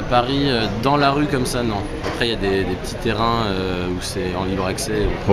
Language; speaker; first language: French; native; French